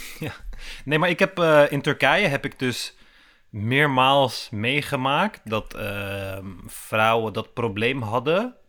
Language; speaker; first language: Dutch; early bilingual, other home language; Turkish